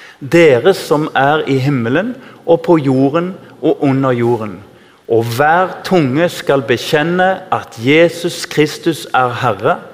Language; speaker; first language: Norwegian; native; Norwegian